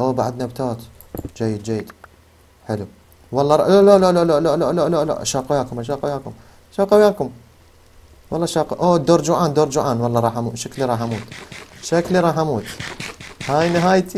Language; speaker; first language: Arabic; native; Arabic